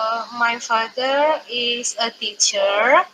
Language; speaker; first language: English; non-native, learner; Indonesian